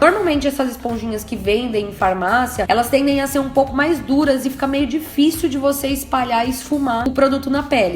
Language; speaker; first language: Portuguese; native; Portuguese